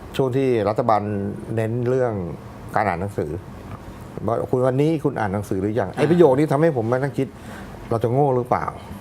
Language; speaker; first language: Thai; native; Thai